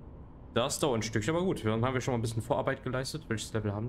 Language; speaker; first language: German; native; German